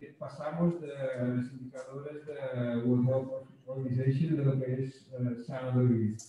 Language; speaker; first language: Spanish; non-native, fluent; Dutch